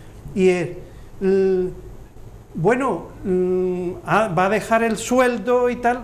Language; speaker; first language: Spanish; native; Spanish